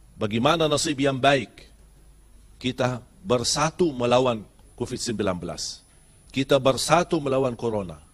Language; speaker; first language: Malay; non-native, fluent; Arabic